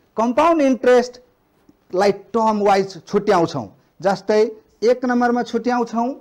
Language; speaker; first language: Nepali; non-native, local second language; Maithili